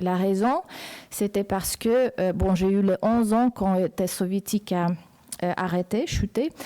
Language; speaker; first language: French; non-native, fluent; Uzbek